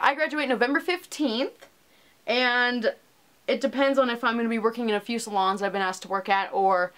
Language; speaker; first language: English; native; English